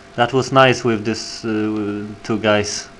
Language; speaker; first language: English; non-native, learner; Polish